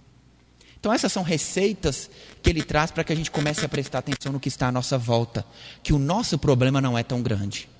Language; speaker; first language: Portuguese; native; Portuguese